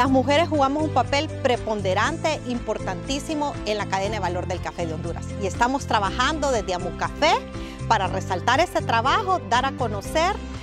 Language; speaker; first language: Spanish; native; Spanish